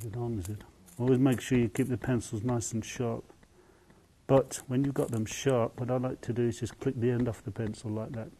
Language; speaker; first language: English; native; English